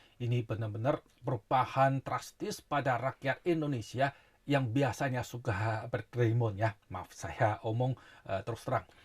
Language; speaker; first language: Indonesian; non-native, fluent; Chinese